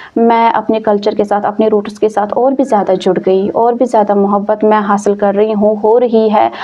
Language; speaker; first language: Urdu; non-native, local second language; Kashmiri